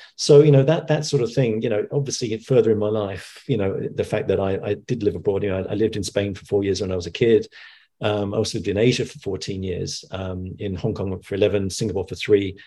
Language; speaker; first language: English; native; English